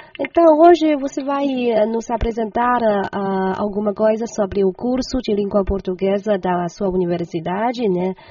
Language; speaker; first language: Portuguese; non-native, fluent; Chinese